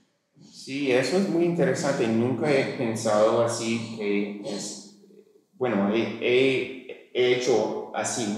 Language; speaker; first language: Spanish; non-native, fluent; English